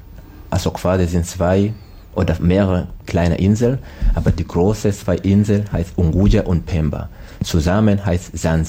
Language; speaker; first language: German; non-native, learner; Swahili